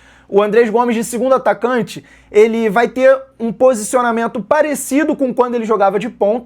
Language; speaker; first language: Portuguese; native; Portuguese